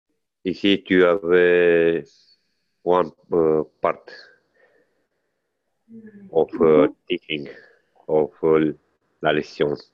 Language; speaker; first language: French; non-native, learner; Italian